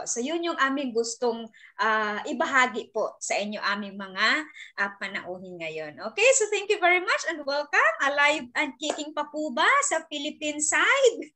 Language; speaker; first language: Filipino; native; Filipino